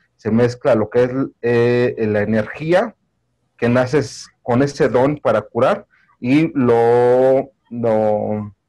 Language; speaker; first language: Spanish; native; Spanish